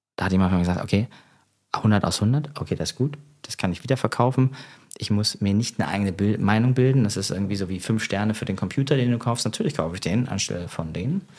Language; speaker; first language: German; native; German